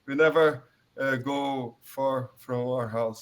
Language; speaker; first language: English; non-native, learner; Portuguese